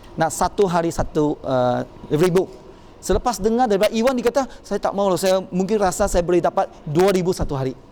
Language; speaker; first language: Malay; non-native, local second language; Chinese